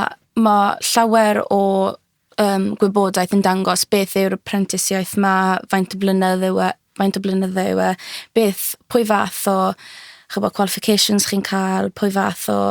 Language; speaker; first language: Welsh; native; Welsh